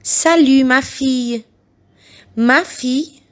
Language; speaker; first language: French; non-native, fluent; Arabic